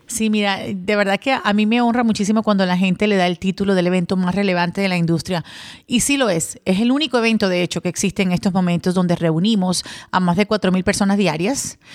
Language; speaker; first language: Spanish; early bilingual, other home language; English